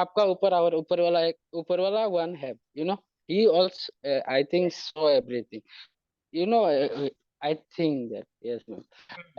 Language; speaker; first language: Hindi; non-native, local second language; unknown